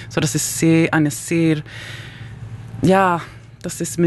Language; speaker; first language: German; non-native, learner; Swedish